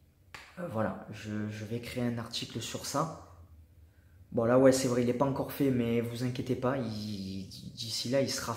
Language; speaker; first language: French; native; French